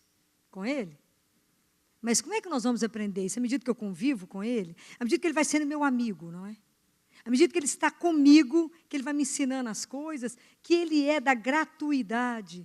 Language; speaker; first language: Portuguese; native; Portuguese